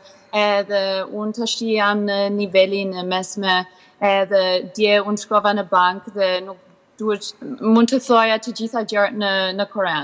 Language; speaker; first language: Albanian; early bilingual, heritage; Albanian